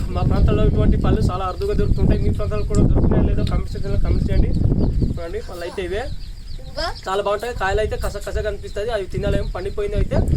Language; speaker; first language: Telugu; non-native, local second language; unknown